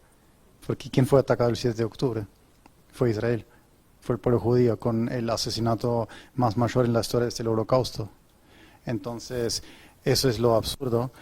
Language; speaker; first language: Spanish; non-native, fluent; German